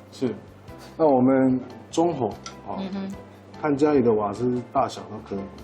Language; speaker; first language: Chinese; native; Chinese